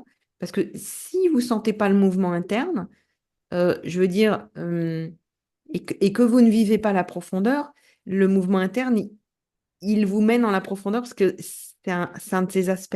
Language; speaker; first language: French; native; French